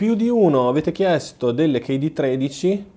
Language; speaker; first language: Italian; native; Italian